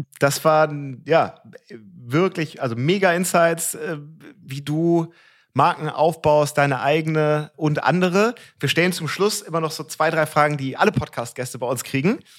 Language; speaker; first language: German; native; German